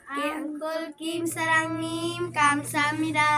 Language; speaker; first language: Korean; non-native, learner; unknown